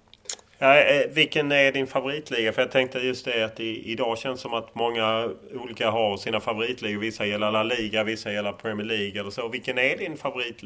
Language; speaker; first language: Swedish; native; Swedish